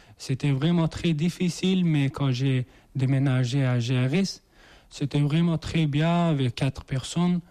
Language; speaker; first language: French; non-native, learner; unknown